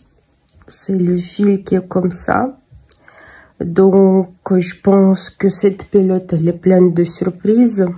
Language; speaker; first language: French; non-native, fluent; Russian